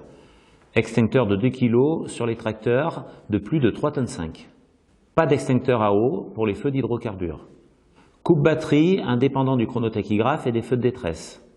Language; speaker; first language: French; native; French